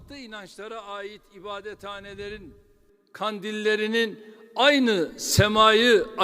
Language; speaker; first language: Turkish; native; Turkish